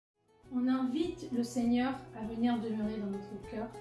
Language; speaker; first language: French; native; French